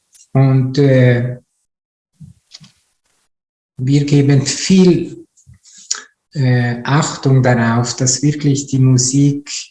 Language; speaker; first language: German; non-native, fluent; Italian